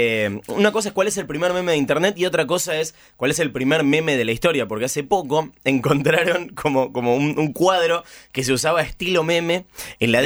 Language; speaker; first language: Spanish; native; Spanish